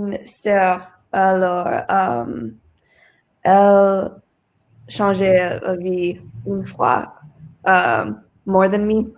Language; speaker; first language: French; non-native, learner; English